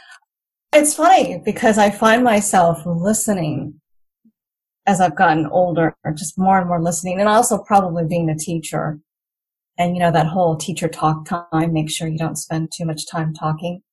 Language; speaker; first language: English; native; English